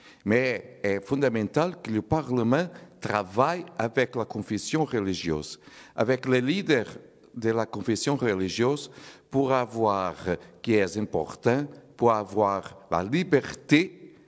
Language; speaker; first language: French; non-native, learner; Portuguese